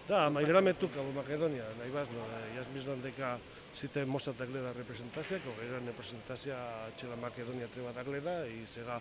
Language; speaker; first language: Macedonian; non-native, learner; Spanish